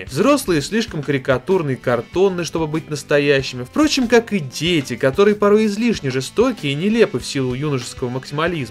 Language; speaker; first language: Russian; native; Russian